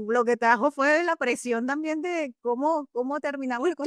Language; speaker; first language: Spanish; native; Spanish